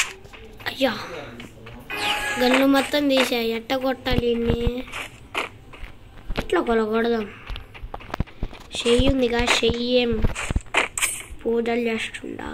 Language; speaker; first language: Telugu; native; Telugu